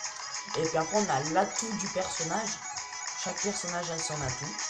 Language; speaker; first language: French; native; French